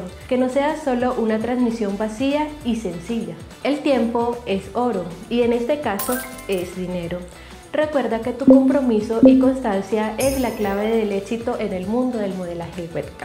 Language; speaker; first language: Spanish; native; Spanish